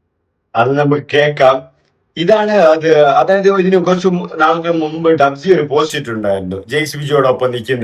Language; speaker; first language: Malayalam; native; Malayalam